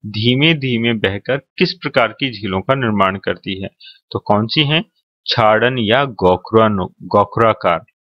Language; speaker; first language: Hindi; native; Hindi